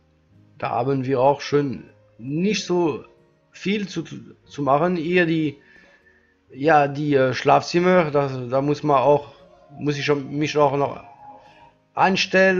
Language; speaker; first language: German; non-native, learner; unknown